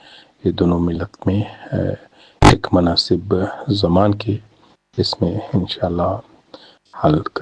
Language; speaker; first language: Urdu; non-native, learner; Pashto